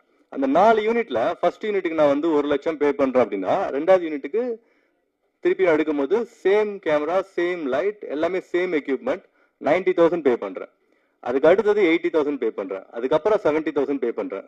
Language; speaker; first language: Tamil; native; Tamil